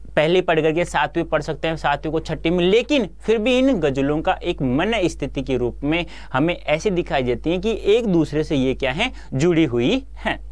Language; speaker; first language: Hindi; native; Hindi